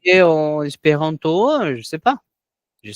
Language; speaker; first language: French; non-native, learner; Portuguese